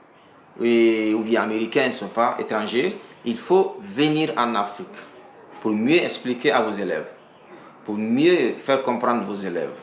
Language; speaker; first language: French; non-native, local second language; Mandingo